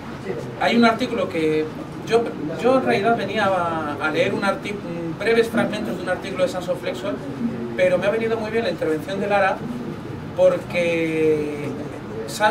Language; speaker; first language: Spanish; native; Spanish